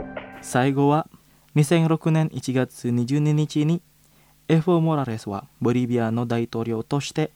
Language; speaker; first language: Japanese; non-native, fluent; Indonesian